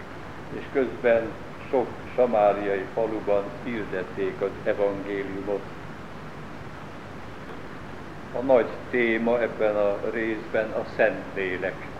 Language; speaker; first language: Hungarian; native; Hungarian